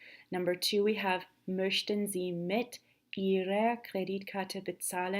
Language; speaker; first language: German; non-native, fluent; English